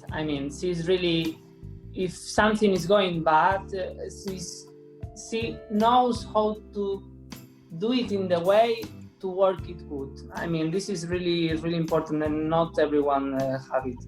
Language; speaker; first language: English; non-native, fluent; Spanish